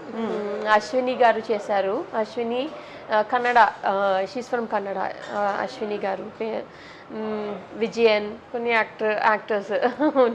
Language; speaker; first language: Telugu; non-native, local second language; Tamil